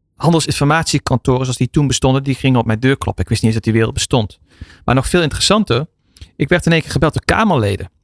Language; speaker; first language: Dutch; native; Dutch